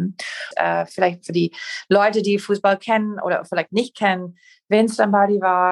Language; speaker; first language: German; non-native, fluent; English